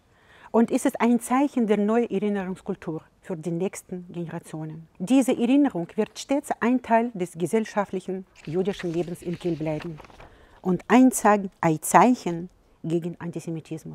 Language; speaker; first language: German; non-native, fluent; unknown